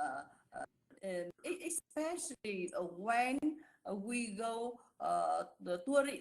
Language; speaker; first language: English; non-native, learner; Vietnamese